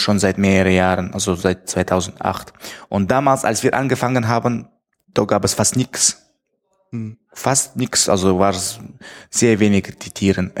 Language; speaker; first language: German; non-native, fluent; Tajik